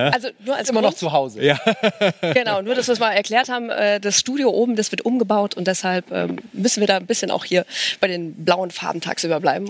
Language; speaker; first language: German; native; German